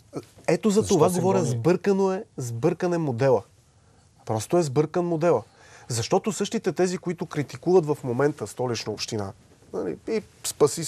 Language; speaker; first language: Bulgarian; native; Bulgarian